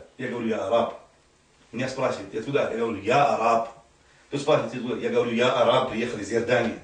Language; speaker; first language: Russian; non-native, fluent; Arabic